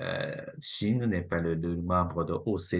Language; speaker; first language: French; non-native, fluent; Japanese